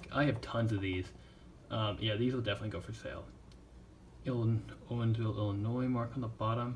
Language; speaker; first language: English; native; English